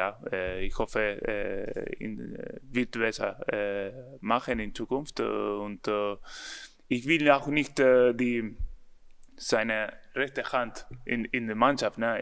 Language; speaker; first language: German; non-native, learner; Spanish